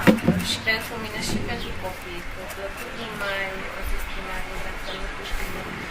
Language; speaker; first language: Romanian; non-native, local second language; Hungarian